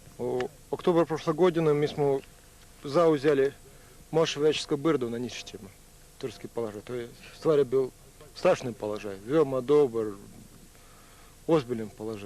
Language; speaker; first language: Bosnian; non-native, learner; Russian